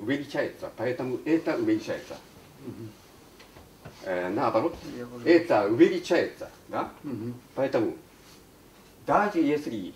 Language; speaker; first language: Russian; non-native, learner; Japanese